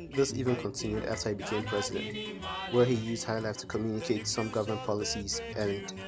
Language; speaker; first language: English; non-native, local second language; Akan